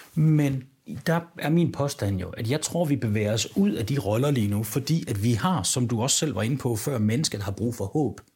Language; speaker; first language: Danish; native; Danish